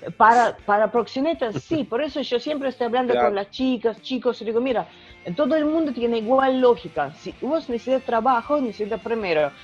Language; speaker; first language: Spanish; non-native, learner; Russian